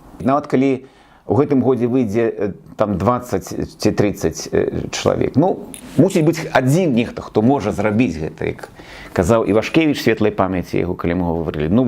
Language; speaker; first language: Belarusian; native; Belarusian